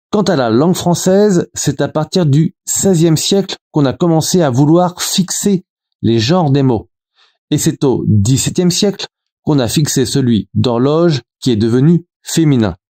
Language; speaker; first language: French; native; French